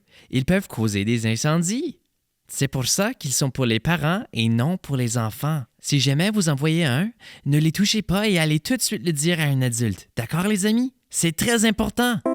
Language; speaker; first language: French; native; French